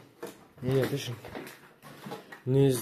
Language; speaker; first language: Russian; native; Russian